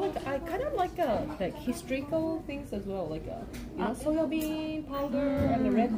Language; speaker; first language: English; non-native, learner; Japanese